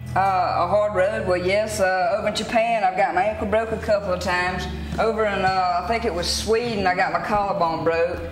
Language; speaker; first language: English; native; English